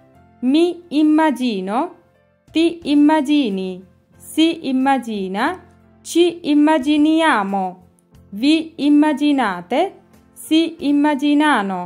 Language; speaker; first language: Italian; non-native, fluent; Bangla